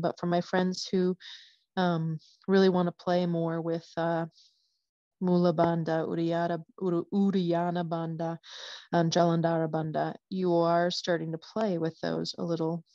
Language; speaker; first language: English; native; English